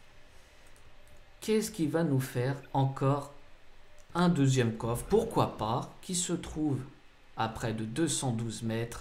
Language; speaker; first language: French; native; French